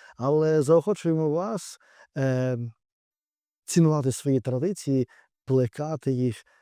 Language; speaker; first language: Ukrainian; native; Ukrainian